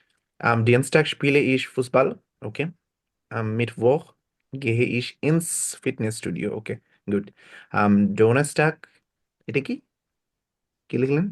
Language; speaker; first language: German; non-native, fluent; Bangla